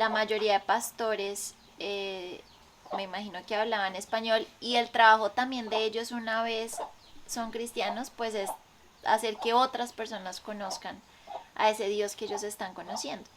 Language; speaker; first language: Spanish; native; Spanish